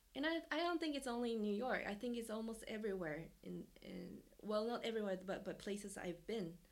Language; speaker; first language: English; non-native, fluent; Japanese